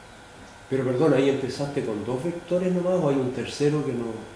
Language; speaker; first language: Spanish; native; Spanish